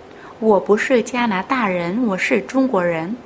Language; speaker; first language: Chinese; non-native, fluent; Vietnamese